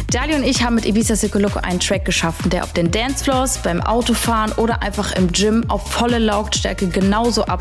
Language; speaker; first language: German; native; German